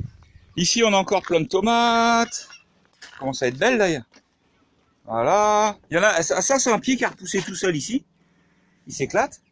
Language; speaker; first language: French; native; French